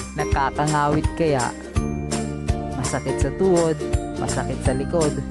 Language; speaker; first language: Filipino; non-native, local second language; Iloko